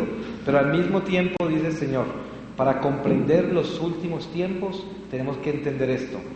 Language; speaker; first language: Spanish; native; Spanish